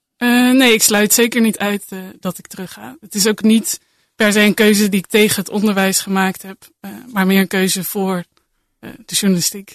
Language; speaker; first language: Dutch; native; Dutch